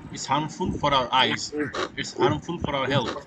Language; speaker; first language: English; non-native, local second language; Bangla